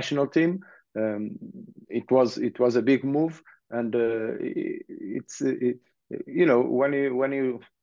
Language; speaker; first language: English; early bilingual, other home language; Portuguese